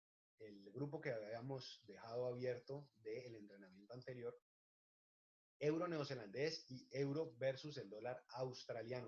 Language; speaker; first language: Spanish; native; Spanish